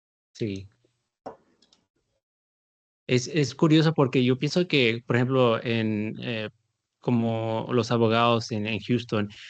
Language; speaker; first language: Spanish; early bilingual, heritage; Spanish